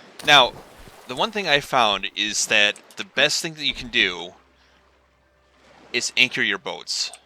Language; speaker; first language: English; native; English